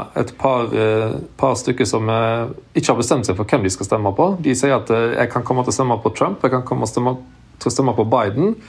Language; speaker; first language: Norwegian; native; Norwegian